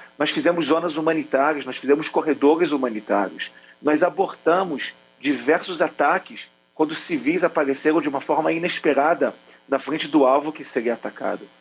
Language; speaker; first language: Portuguese; native; Portuguese